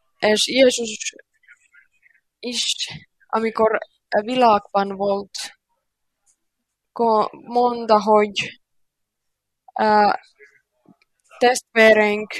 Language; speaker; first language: Hungarian; non-native, learner; Finnish